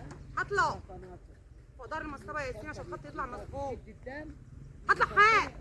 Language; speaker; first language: Arabic; native; Arabic